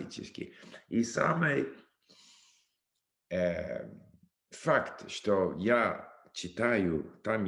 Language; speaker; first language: Russian; non-native, learner; English